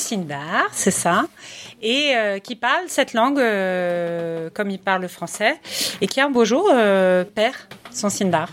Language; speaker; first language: French; early bilingual, other home language; English